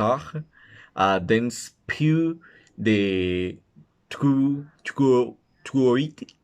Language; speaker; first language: French; non-native, learner; Spanish